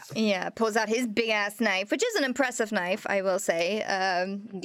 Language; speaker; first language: English; native; English